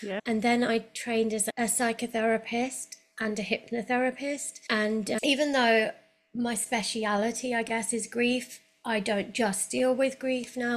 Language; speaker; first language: English; native; English